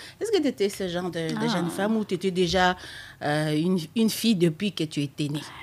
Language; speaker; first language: French; non-native, local second language; Lingala